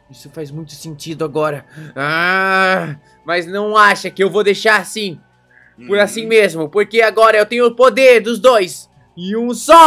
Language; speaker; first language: Portuguese; native; Portuguese